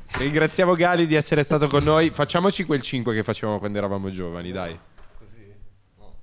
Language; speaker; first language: Italian; native; Italian